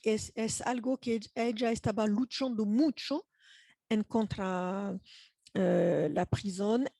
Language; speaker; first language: Spanish; non-native, fluent; French